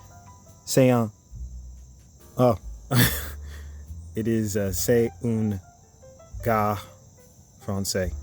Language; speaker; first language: French; non-native, learner; English